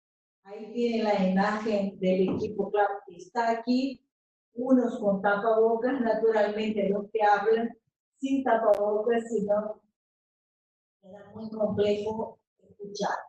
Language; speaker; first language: Spanish; non-native, fluent; Portuguese